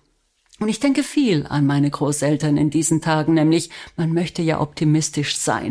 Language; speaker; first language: German; early bilingual, other home language; Spanish